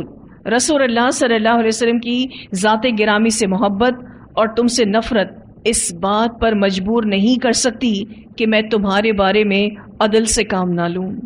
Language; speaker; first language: Urdu; native; Urdu